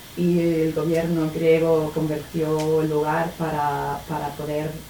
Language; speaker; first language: Spanish; non-native, fluent; English